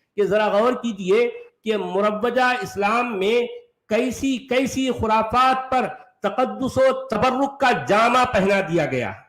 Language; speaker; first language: Urdu; native; Urdu